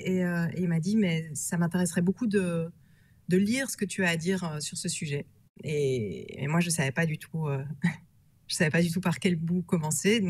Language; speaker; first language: French; native; French